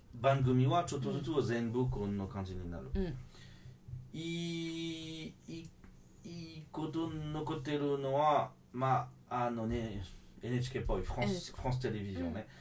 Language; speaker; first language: Japanese; non-native, fluent; French